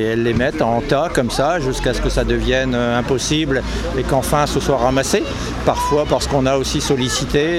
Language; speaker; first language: French; native; French